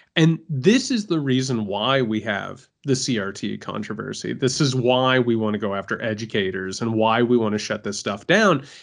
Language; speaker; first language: English; native; English